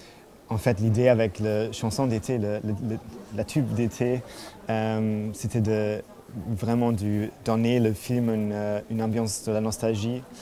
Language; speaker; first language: French; non-native, fluent; German